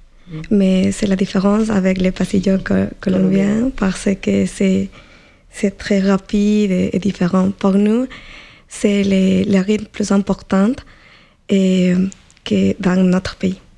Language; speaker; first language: French; non-native, learner; Spanish